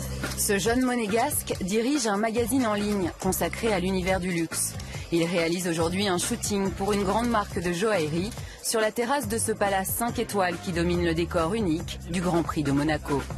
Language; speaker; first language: French; native; French